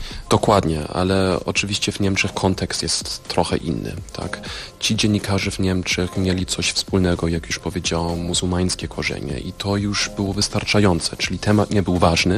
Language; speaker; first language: Polish; non-native, fluent; German